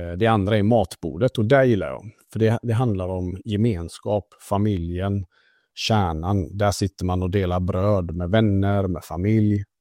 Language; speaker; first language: Swedish; early bilingual, other home language; Italian